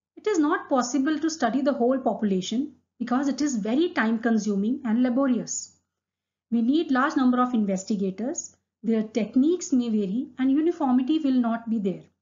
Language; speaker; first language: English; non-native, local second language; Hindi